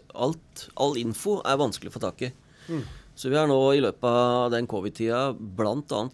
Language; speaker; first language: Norwegian; native; Norwegian